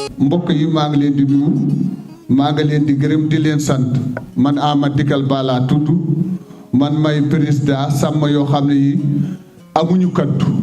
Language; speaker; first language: Wolof; non-native, local second language; Fula